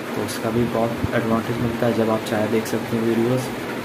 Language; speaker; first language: Hindi; native; Hindi